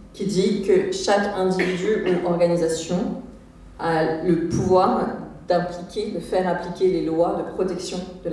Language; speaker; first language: French; native; French